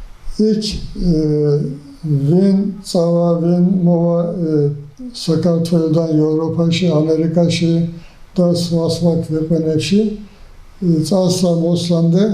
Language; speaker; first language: Georgian; early bilingual, heritage; Georgian